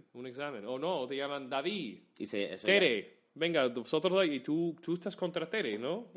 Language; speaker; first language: Spanish; non-native, fluent; English